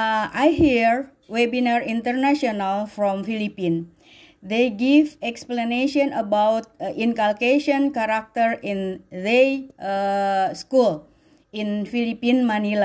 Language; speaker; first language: English; non-native, learner; Indonesian